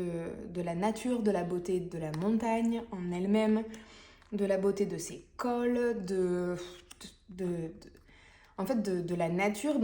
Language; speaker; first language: French; native; French